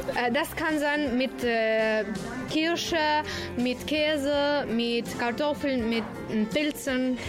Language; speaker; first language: German; non-native, learner; Ukrainian